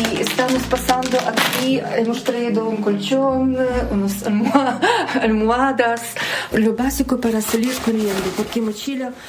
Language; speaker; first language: Spanish; non-native, learner; Ukrainian